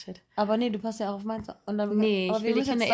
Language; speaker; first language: German; native; German